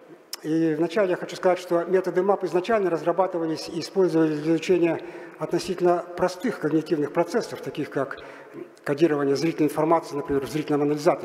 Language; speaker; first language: Russian; native; Russian